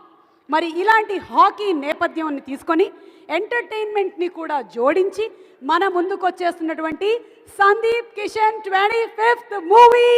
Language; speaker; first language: Telugu; native; Telugu